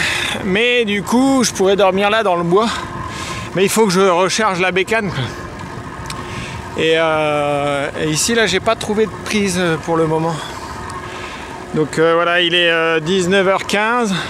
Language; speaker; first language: French; native; French